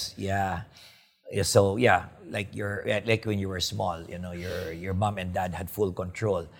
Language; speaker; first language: English; non-native, local second language; Hiligaynon